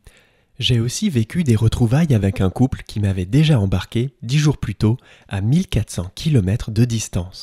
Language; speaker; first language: French; native; French